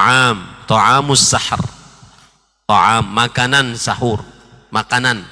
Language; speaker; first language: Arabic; non-native, fluent; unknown